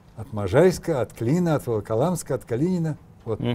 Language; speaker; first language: Russian; native; Russian